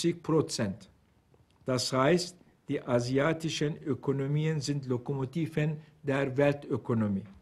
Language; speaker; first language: German; non-native, fluent; Turkish